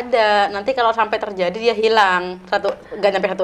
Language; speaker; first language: Indonesian; native; Indonesian